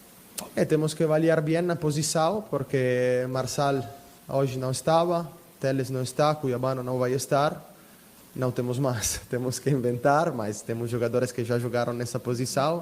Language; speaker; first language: Portuguese; non-native, fluent; Italian